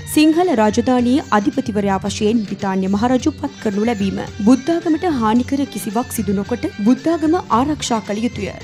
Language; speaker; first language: Sinhala; native; Sinhala